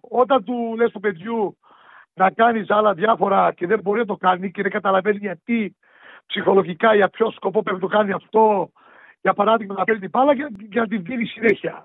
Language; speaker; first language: Greek; early bilingual, heritage; Greek